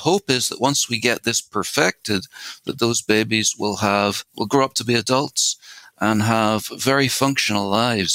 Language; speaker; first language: English; native; English